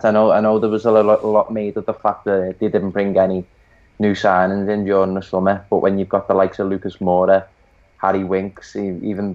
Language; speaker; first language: English; native; English